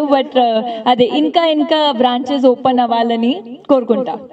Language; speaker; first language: Telugu; non-native, fluent; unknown